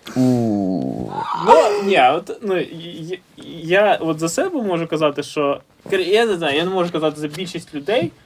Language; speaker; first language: Ukrainian; non-native, local second language; Russian